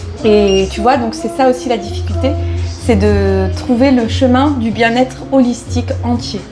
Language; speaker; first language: French; native; French